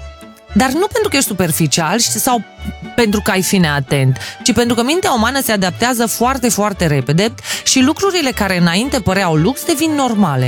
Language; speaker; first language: Romanian; native; Romanian